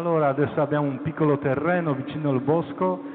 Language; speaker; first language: Italian; non-native, fluent; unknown